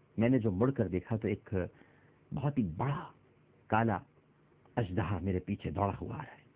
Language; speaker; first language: Urdu; native; Urdu